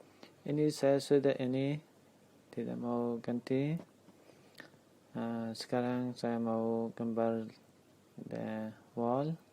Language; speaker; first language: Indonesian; non-native, learner; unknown